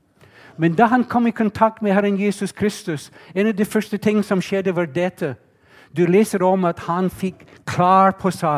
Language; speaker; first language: Swedish; non-native, fluent; English